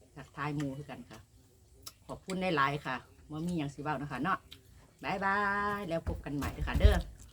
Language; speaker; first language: Thai; native; Thai